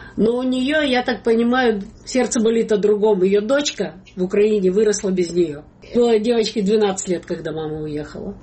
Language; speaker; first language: Russian; native; Russian